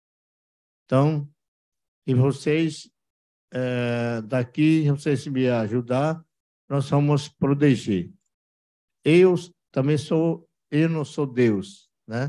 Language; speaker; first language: Portuguese; non-native, local second language; Yanomámi